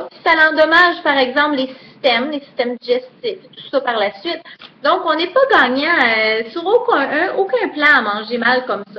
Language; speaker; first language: French; native; French